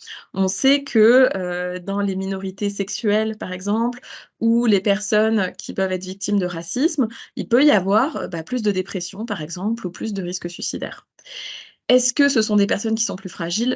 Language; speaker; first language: French; native; French